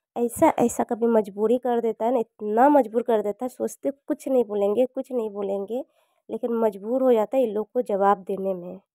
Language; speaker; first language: Hindi; non-native, local second language; Bangla